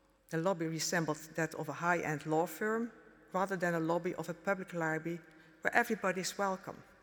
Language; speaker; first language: English; non-native, fluent; Dutch